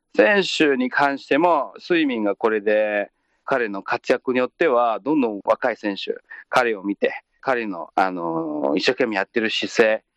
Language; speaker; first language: Japanese; non-native, fluent; Chinese